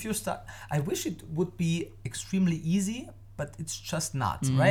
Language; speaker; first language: English; non-native, fluent; German